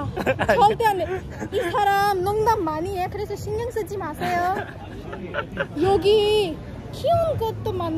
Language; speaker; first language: Korean; non-native, learner; Hindi